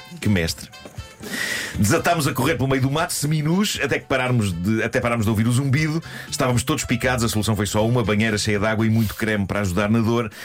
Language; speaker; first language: Portuguese; native; Portuguese